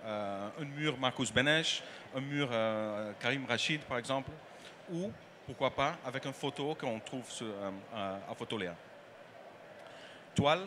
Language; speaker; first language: French; non-native, learner; Dutch